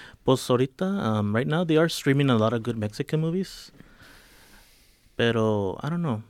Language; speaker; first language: English; early bilingual, other home language; Spanish